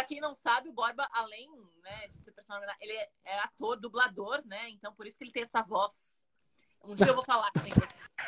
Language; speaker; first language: Portuguese; native; Portuguese